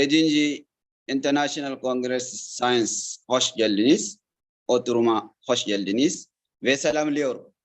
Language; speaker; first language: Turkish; non-native, learner; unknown